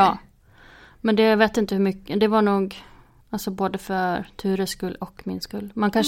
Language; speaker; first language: Swedish; native; Swedish